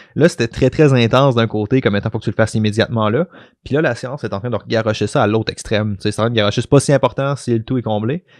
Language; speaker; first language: French; native; French